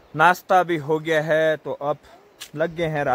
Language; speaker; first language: Hindi; native; Hindi